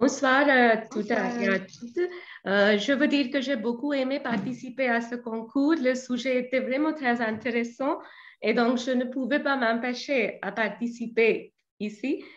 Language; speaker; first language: French; non-native, learner; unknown